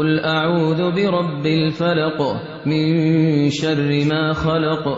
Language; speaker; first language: Arabic; native; Arabic